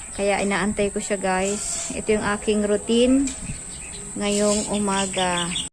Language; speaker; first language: Filipino; non-native, local second language; Bikol